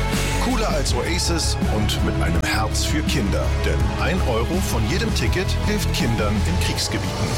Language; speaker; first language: German; native; German